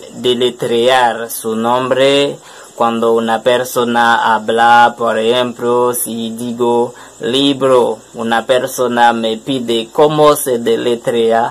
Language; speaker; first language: Spanish; non-native, learner; French